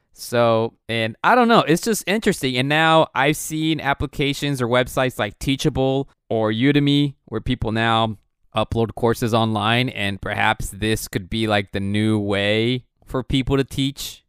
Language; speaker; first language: English; early bilingual, other home language; Spanish